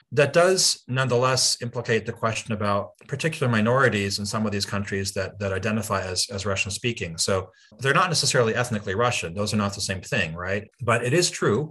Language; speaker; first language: English; native; English